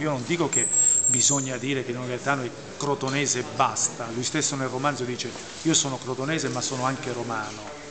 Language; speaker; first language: Italian; non-native, local second language; Albanian